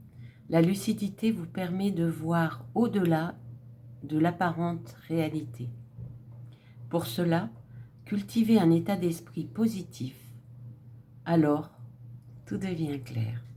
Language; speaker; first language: French; native; French